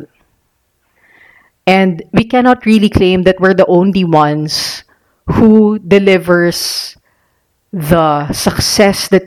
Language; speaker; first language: English; non-native, local second language; Filipino